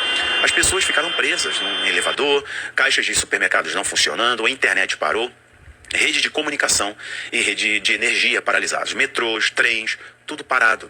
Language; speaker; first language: Portuguese; native; Portuguese